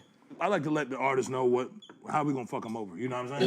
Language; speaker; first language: English; native; English